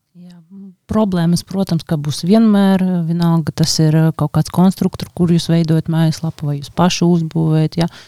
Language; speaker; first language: Latvian; non-native, local second language; Russian